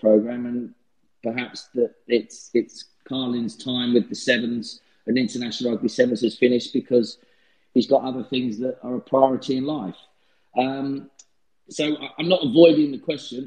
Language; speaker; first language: English; native; English